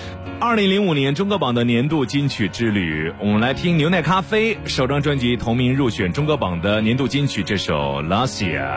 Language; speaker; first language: Chinese; native; Chinese